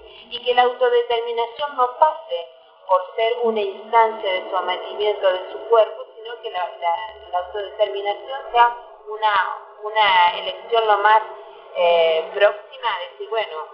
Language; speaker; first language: Spanish; native; Spanish